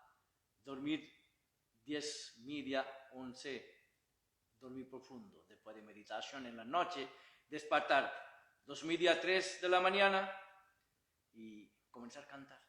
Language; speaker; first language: Spanish; non-native, learner; Bangla